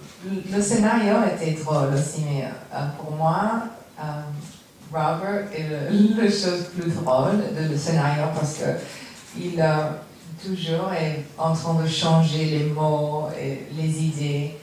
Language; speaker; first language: French; non-native, learner; English